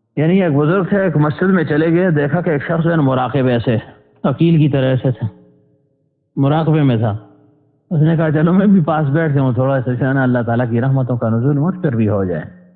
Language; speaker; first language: Urdu; non-native, local second language; Pashto